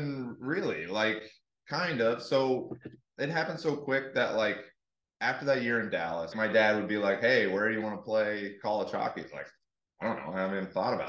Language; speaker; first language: English; native; English